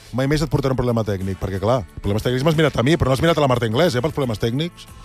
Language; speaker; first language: Catalan; native; Catalan